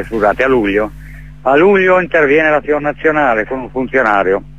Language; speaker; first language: Italian; native; Italian